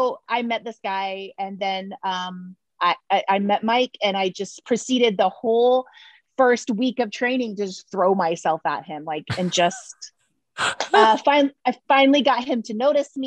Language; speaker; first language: English; native; English